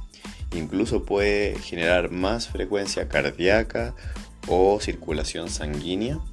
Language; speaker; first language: Spanish; native; Spanish